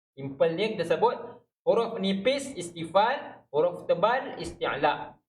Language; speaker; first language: Malay; native; Malay